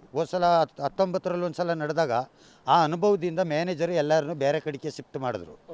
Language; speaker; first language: Kannada; native; Kannada